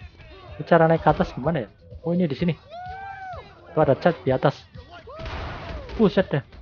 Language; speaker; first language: Indonesian; native; Indonesian